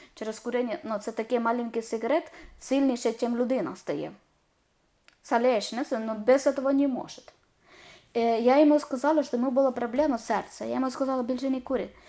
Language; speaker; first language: Ukrainian; non-native, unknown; Malayalam